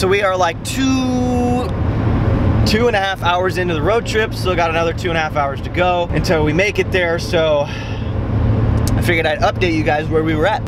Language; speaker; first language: English; native; English